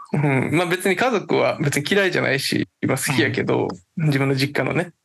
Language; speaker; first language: Japanese; native; Japanese